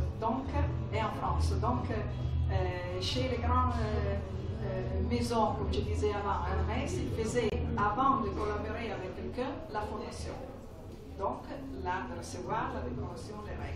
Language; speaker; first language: French; non-native, fluent; Italian